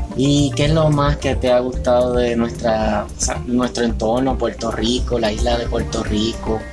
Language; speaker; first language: Spanish; native; Spanish